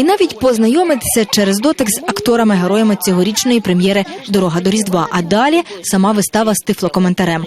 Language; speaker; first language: Ukrainian; native; Ukrainian